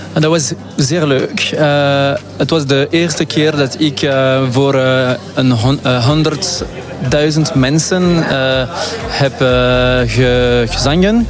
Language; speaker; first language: Dutch; non-native, local second language; French